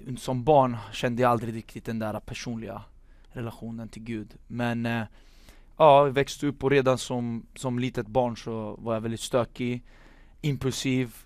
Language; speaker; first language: Swedish; native; Swedish